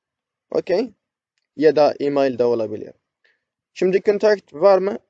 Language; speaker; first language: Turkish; non-native, fluent; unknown